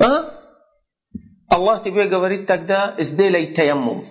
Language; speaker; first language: Russian; non-native, fluent; Arabic